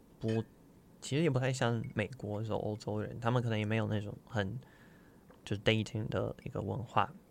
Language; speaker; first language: Chinese; non-native, fluent; Russian